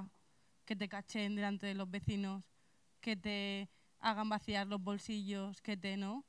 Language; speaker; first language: Spanish; native; Spanish